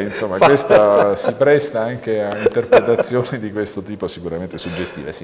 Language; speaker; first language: Italian; native; Italian